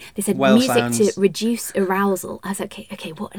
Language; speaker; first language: English; native; English